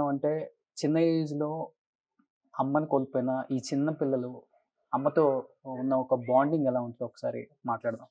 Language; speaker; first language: Telugu; native; Telugu